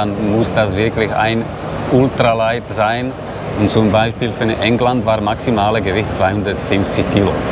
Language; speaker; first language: German; non-native, learner; Slovak